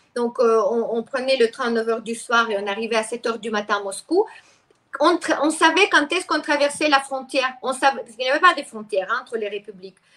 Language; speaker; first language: French; non-native, fluent; Russian